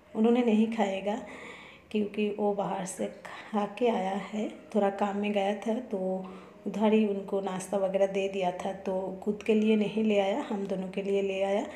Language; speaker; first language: Hindi; non-native, local second language; Bangla